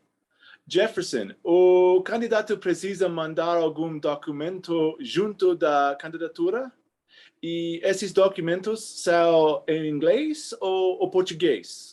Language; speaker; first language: Portuguese; non-native, fluent; English